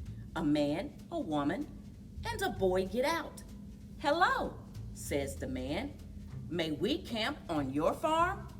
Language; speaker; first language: English; native; English